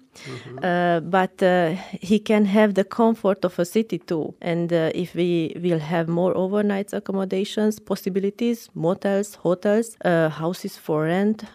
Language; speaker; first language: English; non-native, learner; Romanian